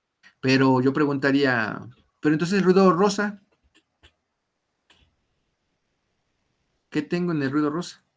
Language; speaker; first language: Spanish; native; Spanish